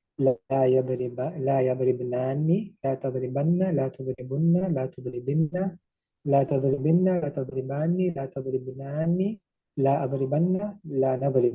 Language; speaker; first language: Arabic; non-native, learner; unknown